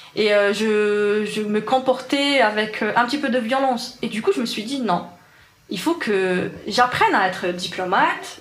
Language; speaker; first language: French; non-native, local second language; Arabic